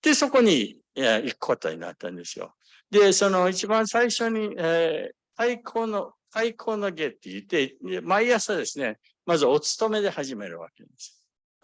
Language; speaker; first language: Japanese; early bilingual, other home language; English